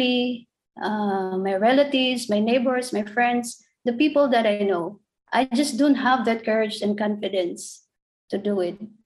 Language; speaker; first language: English; non-native, local second language; Cebuano